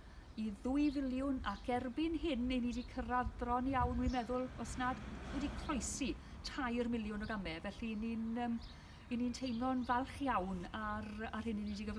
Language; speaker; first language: Welsh; native; Welsh